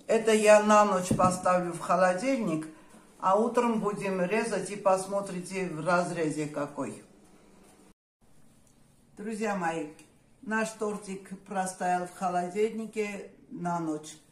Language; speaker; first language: Russian; non-native, local second language; Armenian